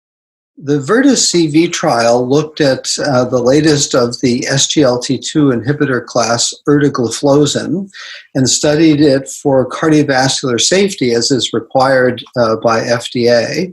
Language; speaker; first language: English; native; English